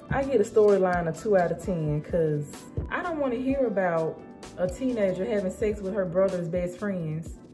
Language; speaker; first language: English; native; English